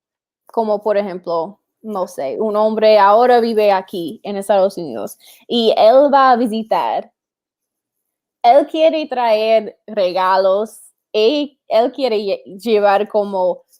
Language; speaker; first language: Spanish; non-native, fluent; English